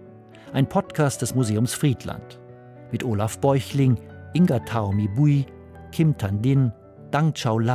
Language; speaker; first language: German; native; German